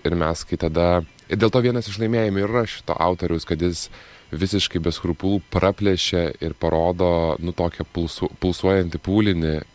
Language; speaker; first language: Lithuanian; native; Lithuanian